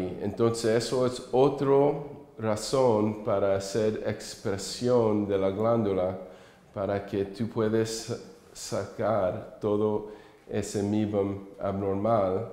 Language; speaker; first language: Spanish; early bilingual, heritage; English